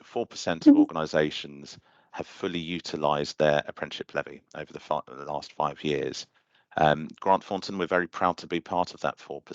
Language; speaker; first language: English; native; English